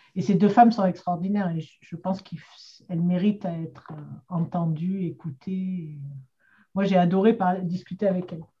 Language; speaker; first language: French; native; French